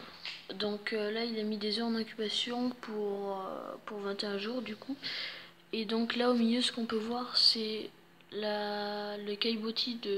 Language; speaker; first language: French; native; French